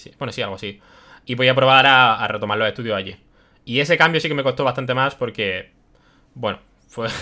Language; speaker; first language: Spanish; early bilingual, other home language; German